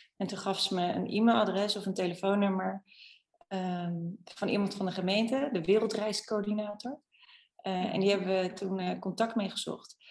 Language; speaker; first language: Dutch; native; Dutch